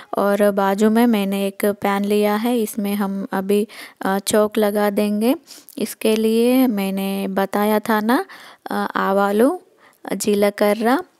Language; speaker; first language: Hindi; non-native, local second language; Telugu